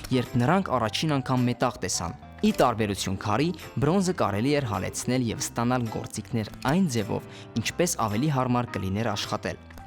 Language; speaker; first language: Armenian; early bilingual, heritage; Armenian